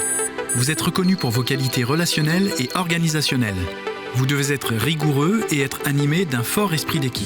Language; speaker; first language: French; native; French